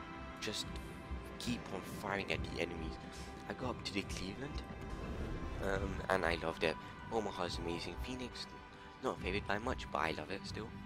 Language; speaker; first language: English; native; English